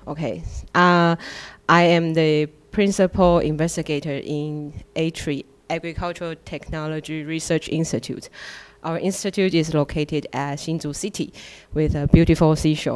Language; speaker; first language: English; non-native, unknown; Chinese